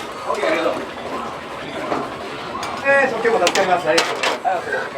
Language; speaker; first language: Japanese; native; Japanese